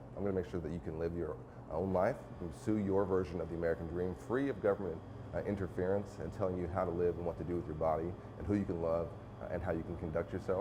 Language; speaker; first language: English; native; English